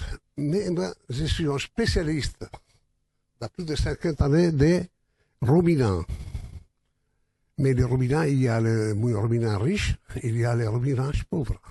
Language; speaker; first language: French; non-native, learner; Italian